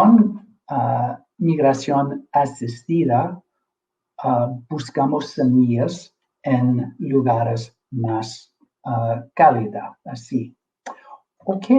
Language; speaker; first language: Spanish; non-native, fluent; English